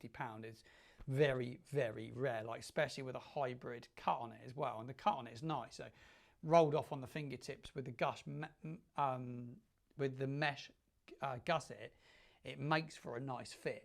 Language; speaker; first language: English; native; English